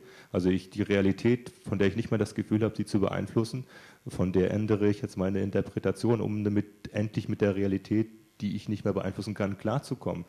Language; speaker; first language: German; native; German